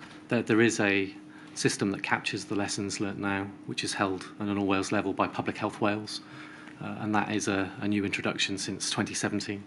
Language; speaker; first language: English; native; English